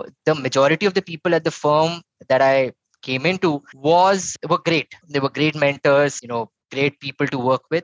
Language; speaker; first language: English; non-native, local second language; Hindi